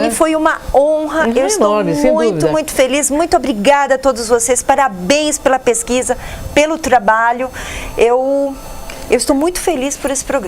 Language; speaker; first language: Portuguese; native; Portuguese